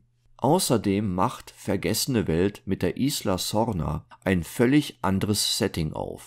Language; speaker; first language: German; native; German